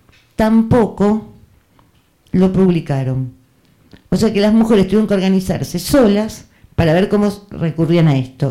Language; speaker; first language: Spanish; native; Spanish